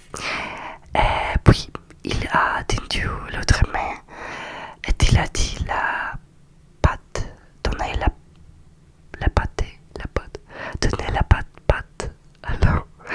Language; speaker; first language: French; non-native, learner; Russian